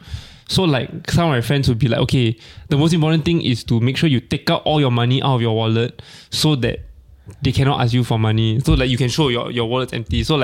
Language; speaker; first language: English; non-native, local second language; Min Nan Chinese